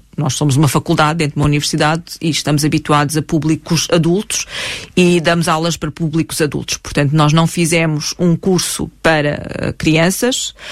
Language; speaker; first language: Portuguese; non-native, fluent; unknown